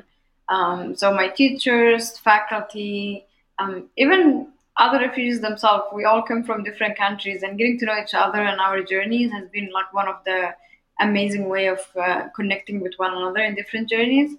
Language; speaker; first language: English; non-native, fluent; Arabic